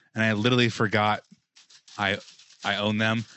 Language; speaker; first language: English; native; English